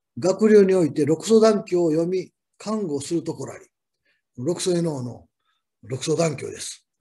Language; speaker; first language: Japanese; native; Japanese